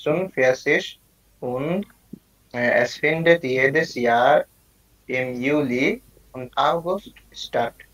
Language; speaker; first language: German; non-native, learner; Bangla